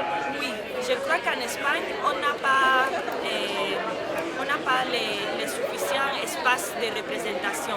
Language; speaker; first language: French; non-native, fluent; Spanish